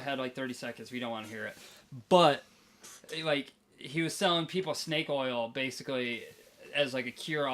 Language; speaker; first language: English; native; English